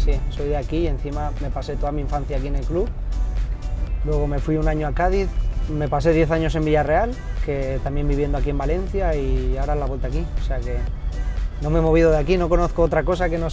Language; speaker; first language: Spanish; native; Spanish